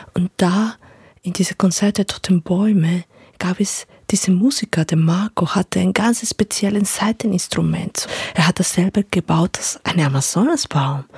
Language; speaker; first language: German; non-native, fluent; Spanish